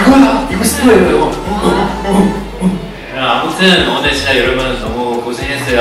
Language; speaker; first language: Korean; non-native, fluent; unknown